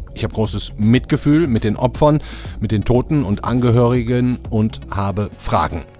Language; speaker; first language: German; native; German